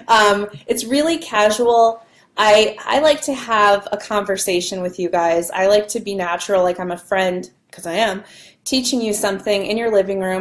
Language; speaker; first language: English; native; English